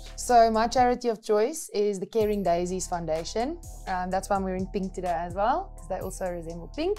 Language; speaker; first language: English; non-native, local second language; Afrikaans